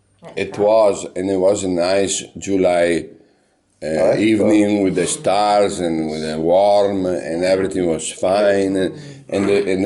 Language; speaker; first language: English; non-native, fluent; Italian